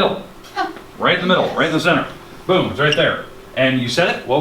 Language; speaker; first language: English; native; English